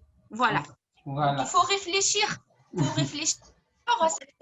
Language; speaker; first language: French; non-native, fluent; Arabic